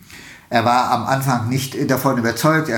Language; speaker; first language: German; non-native, fluent; Turkish